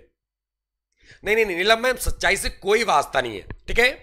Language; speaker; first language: Hindi; native; Hindi